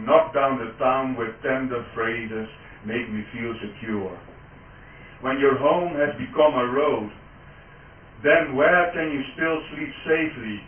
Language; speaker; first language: English; non-native, fluent; Dutch